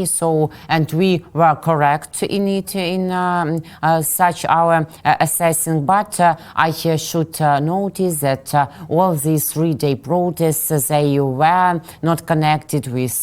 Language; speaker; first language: English; non-native, fluent; Russian